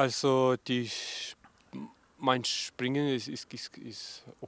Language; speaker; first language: German; non-native, learner; Russian